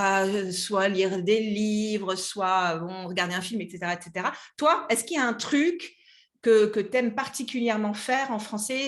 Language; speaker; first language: French; native; French